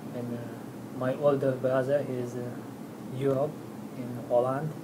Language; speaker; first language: English; non-native, learner; Tigrinya